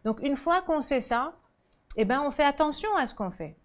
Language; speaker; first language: French; non-native, local second language; Arabic